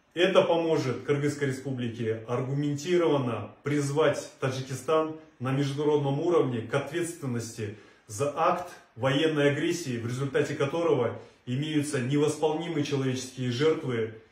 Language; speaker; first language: Russian; non-native, local second language; Kyrgyz